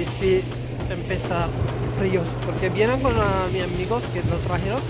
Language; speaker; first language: Spanish; non-native, learner; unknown